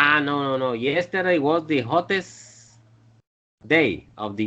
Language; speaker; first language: English; non-native, learner; Spanish